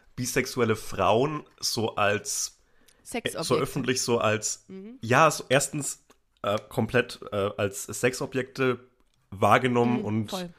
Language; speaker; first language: German; native; German